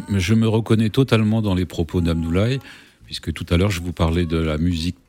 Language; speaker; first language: French; native; French